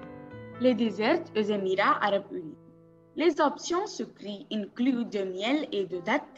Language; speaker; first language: French; non-native, learner; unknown